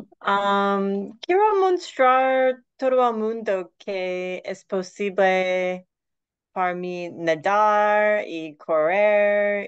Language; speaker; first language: Spanish; non-native, learner; English